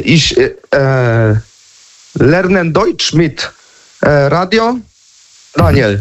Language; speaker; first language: German; non-native, learner; Polish